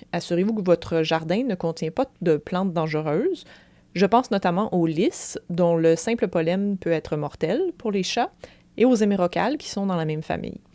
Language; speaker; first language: French; native; French